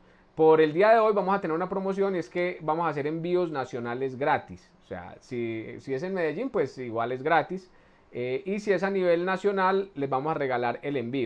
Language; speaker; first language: Spanish; native; Spanish